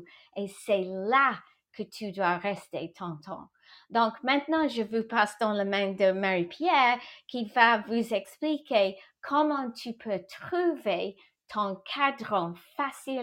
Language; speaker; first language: French; non-native, fluent; English